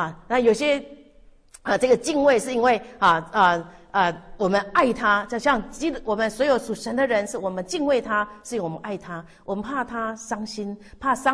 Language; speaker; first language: Chinese; native; Chinese